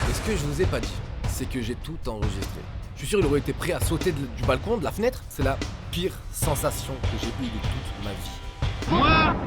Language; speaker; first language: French; native; French